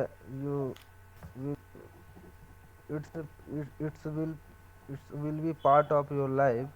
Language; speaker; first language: English; non-native, learner; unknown